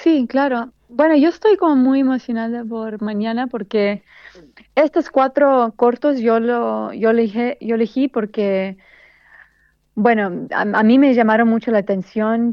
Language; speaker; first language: Spanish; early bilingual, heritage; Spanish